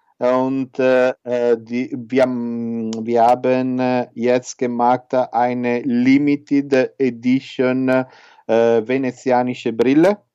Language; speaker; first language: German; non-native, learner; Italian